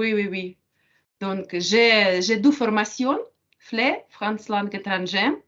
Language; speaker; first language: French; non-native, learner; Ukrainian